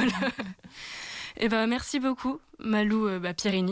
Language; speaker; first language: French; native; French